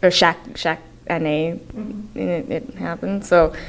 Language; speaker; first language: French; non-native, learner; English